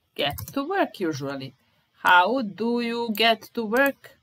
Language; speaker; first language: English; non-native, fluent; Serbian